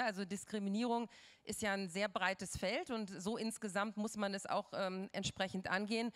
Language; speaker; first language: German; native; German